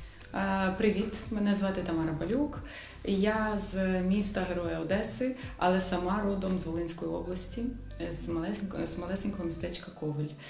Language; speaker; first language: Ukrainian; native; Ukrainian